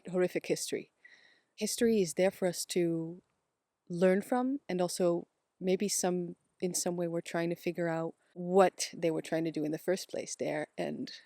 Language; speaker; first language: English; non-native, fluent; Dutch